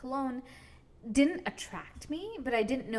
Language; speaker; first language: English; native; English